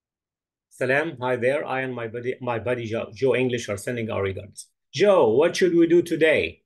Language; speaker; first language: English; non-native, fluent; Arabic